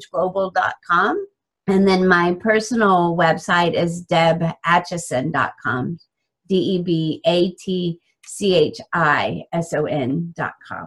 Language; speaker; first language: English; native; English